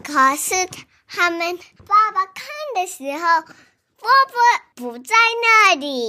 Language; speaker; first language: Chinese; early bilingual, heritage; Chinese